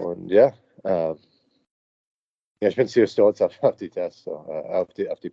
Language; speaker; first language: German; non-native, learner; English